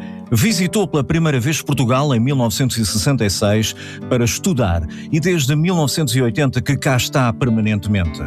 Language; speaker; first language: Portuguese; native; Portuguese